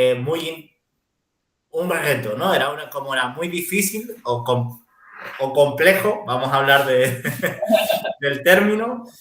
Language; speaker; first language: Spanish; native; Spanish